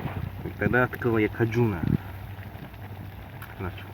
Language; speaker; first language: Russian; non-native, learner; Mongolian